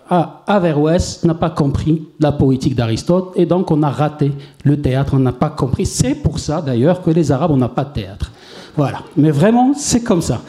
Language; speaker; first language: French; non-native, local second language; Arabic